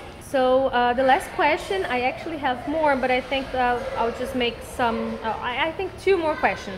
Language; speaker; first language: English; non-native, fluent; Portuguese